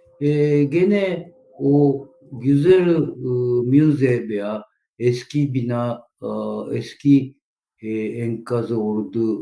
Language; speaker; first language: Turkish; non-native, learner; Japanese